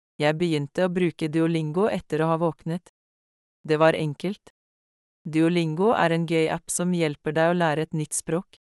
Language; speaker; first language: Norwegian; non-native, learner; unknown